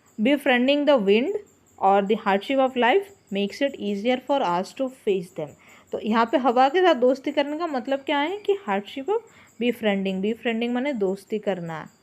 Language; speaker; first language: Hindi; non-native, local second language; Bangla